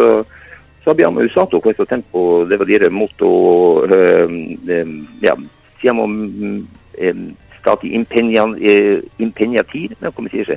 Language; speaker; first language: Italian; non-native, fluent; Norwegian